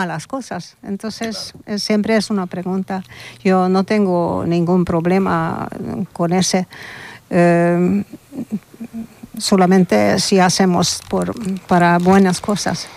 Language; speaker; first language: Spanish; non-native, learner; Hungarian